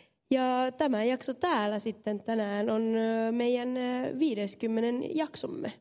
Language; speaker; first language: Finnish; non-native, local second language; Swedish